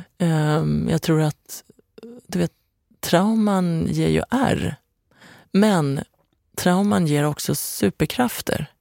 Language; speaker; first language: Swedish; early bilingual, other home language; Persian